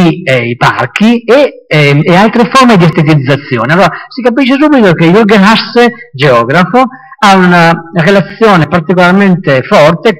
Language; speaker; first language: Italian; native; Italian